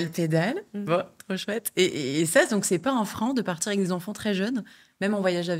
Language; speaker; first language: French; native; French